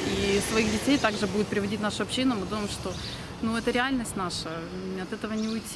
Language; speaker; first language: Russian; native; Russian